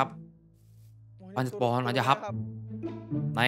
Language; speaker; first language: Indonesian; native; Indonesian